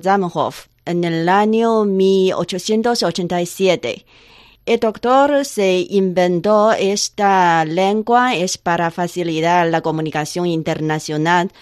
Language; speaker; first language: Spanish; non-native, learner; Chinese